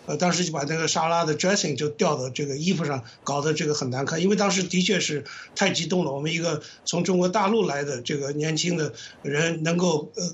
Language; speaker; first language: Chinese; native; Chinese